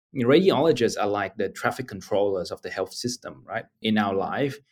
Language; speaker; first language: English; non-native, fluent; Vietnamese